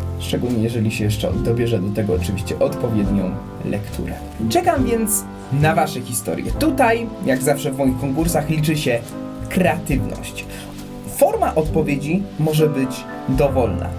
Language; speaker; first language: Polish; native; Polish